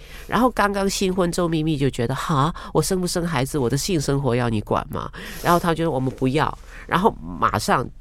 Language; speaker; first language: Chinese; non-native, local second language; Cantonese